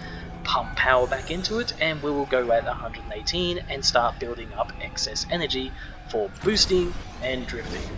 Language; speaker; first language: English; native; English